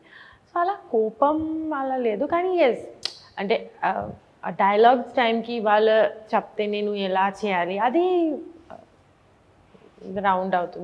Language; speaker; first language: Telugu; non-native, fluent; Bangla